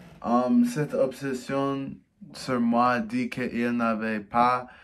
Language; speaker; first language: French; non-native, learner; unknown